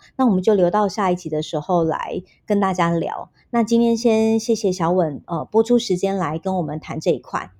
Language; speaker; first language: Chinese; native; Chinese